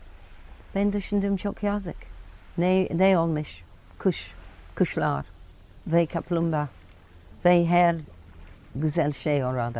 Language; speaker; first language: Turkish; non-native, learner; English